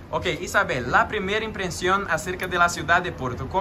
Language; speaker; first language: Spanish; non-native, learner; Portuguese